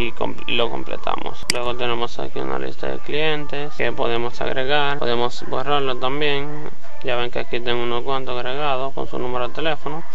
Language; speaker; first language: Spanish; native; Spanish